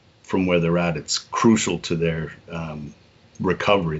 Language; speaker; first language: English; native; English